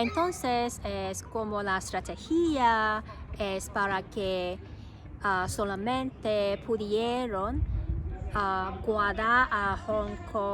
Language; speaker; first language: Spanish; non-native, learner; Cantonese